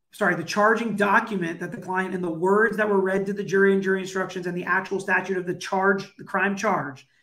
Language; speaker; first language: English; native; English